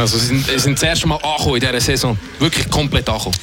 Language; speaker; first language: German; native; German